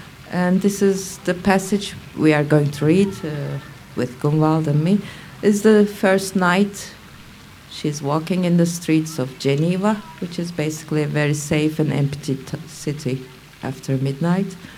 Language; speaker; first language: English; non-native, fluent; Turkish